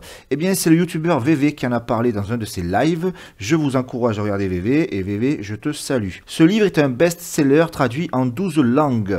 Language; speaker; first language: French; native; French